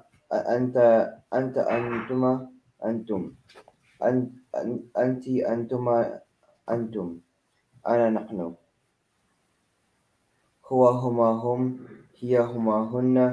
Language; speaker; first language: Arabic; non-native, learner; Filipino